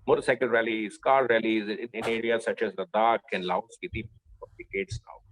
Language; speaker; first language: English; non-native, local second language; Hindi